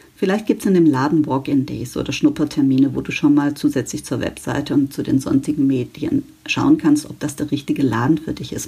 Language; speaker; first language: German; native; German